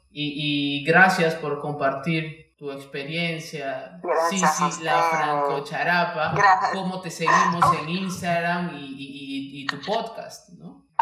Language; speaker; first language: Spanish; native; Spanish